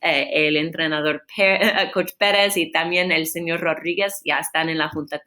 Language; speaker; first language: Spanish; non-native, fluent; English